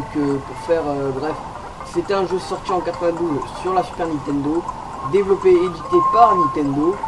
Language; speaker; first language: French; native; French